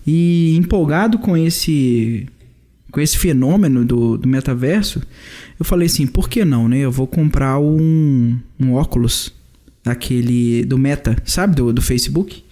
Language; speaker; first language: Portuguese; native; Portuguese